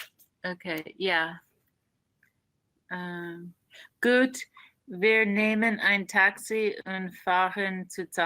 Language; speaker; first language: German; non-native, learner; English